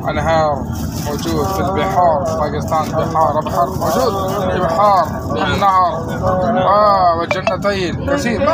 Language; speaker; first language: Arabic; non-native, learner; Urdu